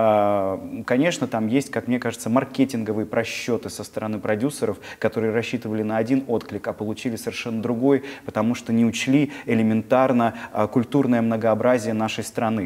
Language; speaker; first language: Russian; native; Russian